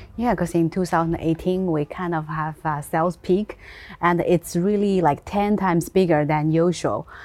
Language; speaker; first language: English; non-native, fluent; Chinese